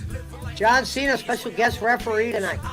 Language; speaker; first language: English; native; English